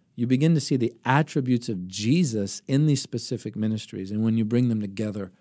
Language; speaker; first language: English; early bilingual, other home language; Greek